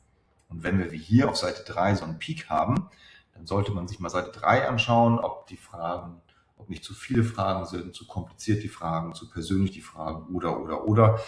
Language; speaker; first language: German; native; German